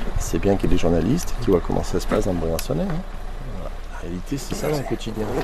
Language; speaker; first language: French; native; French